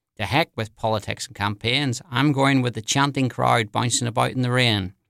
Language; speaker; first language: English; native; English